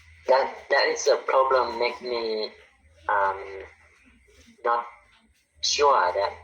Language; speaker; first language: English; non-native, learner; Khmer